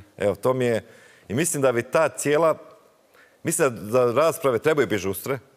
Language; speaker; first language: Croatian; native; Croatian